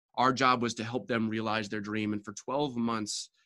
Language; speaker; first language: English; native; English